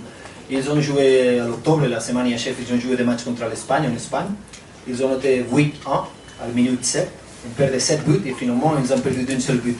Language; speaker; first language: French; non-native, fluent; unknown